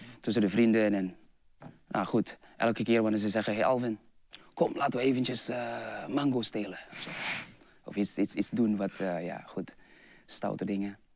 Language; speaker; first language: Dutch; non-native, fluent; Indonesian